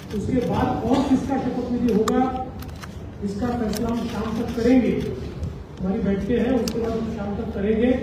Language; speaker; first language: Hindi; non-native, local second language; Marathi